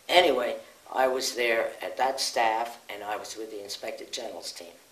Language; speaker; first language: English; native; English